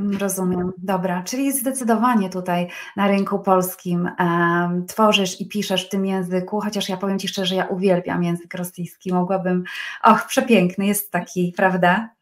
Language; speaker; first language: Polish; native; Polish